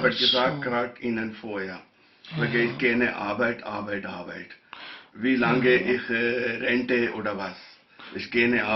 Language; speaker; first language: German; non-native, learner; Urdu